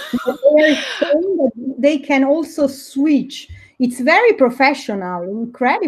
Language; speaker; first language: English; non-native, fluent; Italian